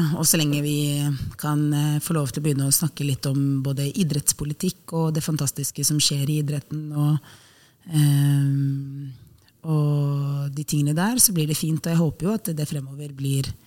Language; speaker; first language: Norwegian; native; Norwegian